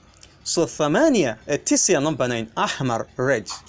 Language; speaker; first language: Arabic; non-native, fluent; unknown